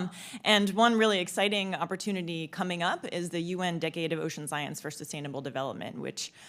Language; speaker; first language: English; native; English